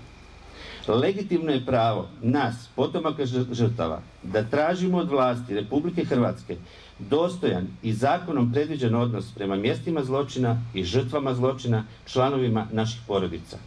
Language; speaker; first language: Croatian; native; Croatian